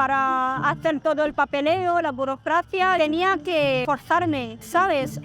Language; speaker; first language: Spanish; non-native, fluent; Filipino